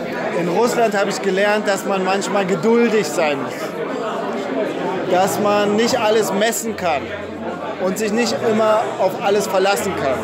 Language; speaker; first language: German; native; German